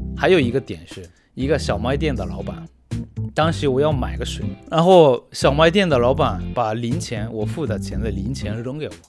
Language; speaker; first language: Chinese; non-native, fluent; Japanese